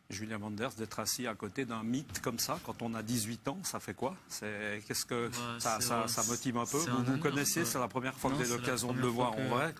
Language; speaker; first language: French; native; French